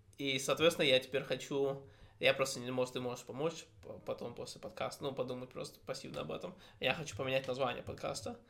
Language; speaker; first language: Russian; early bilingual, heritage; Russian